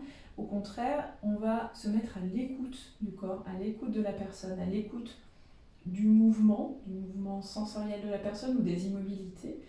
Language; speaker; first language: French; native; French